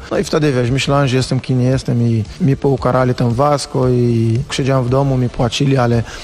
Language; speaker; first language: Polish; non-native, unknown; Portuguese